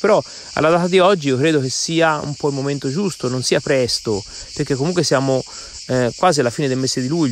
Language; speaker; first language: Italian; native; Italian